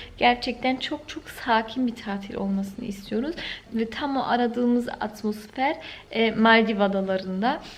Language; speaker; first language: Turkish; early bilingual, heritage; Turkish